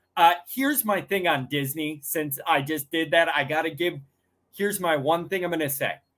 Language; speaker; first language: English; native; English